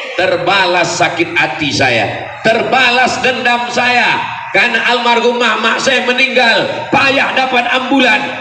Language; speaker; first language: Indonesian; native; Indonesian